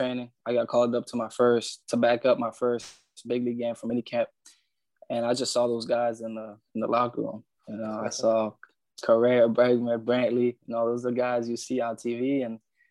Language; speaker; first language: English; early bilingual, other home language; Spanish